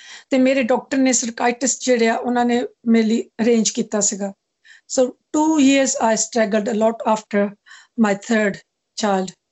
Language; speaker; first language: English; non-native, local second language; Punjabi